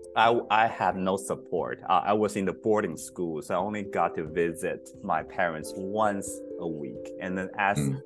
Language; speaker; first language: English; non-native, fluent; Chinese